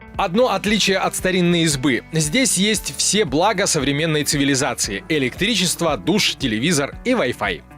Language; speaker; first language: Russian; native; Russian